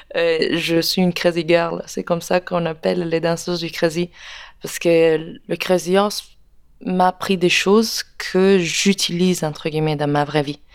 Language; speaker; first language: French; non-native, fluent; Italian